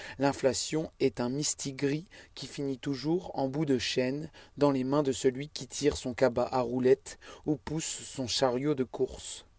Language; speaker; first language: French; native; French